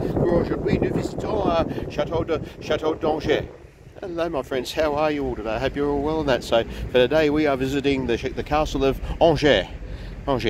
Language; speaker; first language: English; native; English